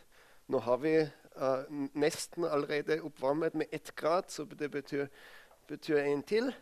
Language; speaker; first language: Norwegian; non-native, fluent; German